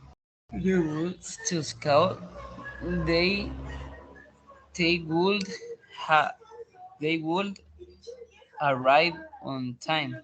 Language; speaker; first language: English; non-native, learner; Spanish